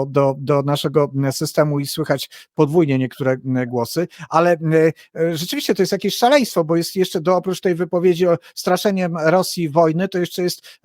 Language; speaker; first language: Polish; native; Polish